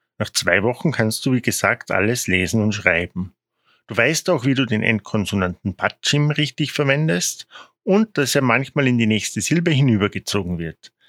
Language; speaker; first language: German; native; German